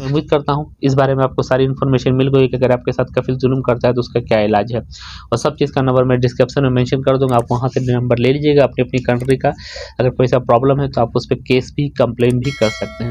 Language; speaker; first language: Hindi; native; Hindi